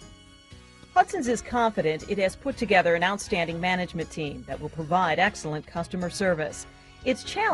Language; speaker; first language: English; native; English